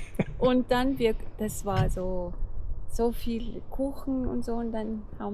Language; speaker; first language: German; non-native, fluent; Arabic